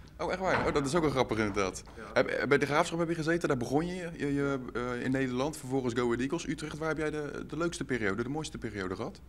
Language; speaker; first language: Dutch; native; Dutch